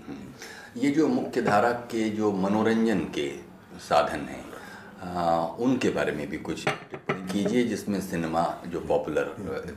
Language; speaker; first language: Hindi; native; Hindi